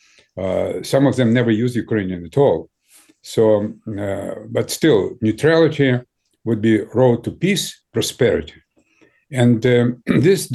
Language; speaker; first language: English; non-native, fluent; Ukrainian